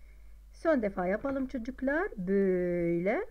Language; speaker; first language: Turkish; non-native, fluent; Arabic